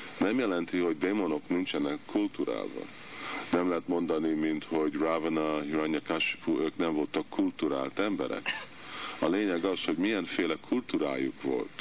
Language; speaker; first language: Hungarian; early bilingual, heritage; Hungarian